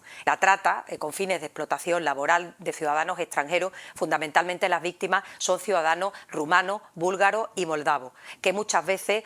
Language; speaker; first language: Spanish; native; Spanish